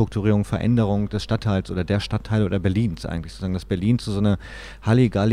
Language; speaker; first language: German; native; German